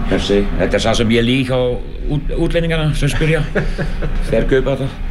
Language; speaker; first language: Icelandic; non-native, fluent; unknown